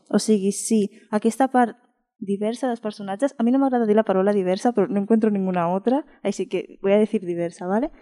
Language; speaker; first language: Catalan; non-native, fluent; Spanish